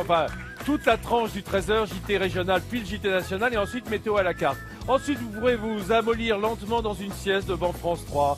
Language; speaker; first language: French; native; French